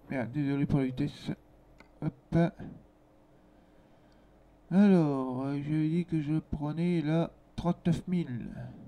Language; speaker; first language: French; native; French